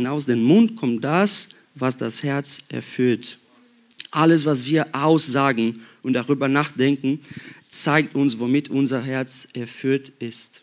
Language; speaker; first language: German; non-native, fluent; Portuguese